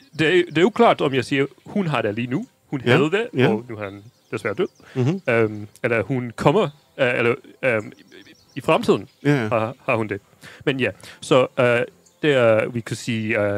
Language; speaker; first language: Danish; non-native, fluent; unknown